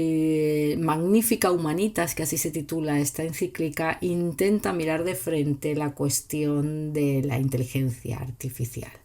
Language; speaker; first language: Spanish; native; Spanish